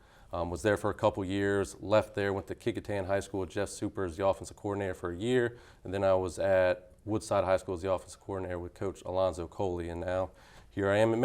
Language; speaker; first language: English; native; English